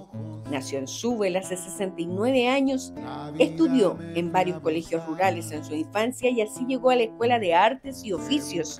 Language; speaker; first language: Spanish; native; Spanish